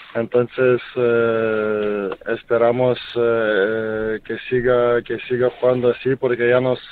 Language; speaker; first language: Spanish; non-native, fluent; Lithuanian